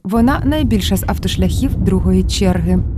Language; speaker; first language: Ukrainian; native; Ukrainian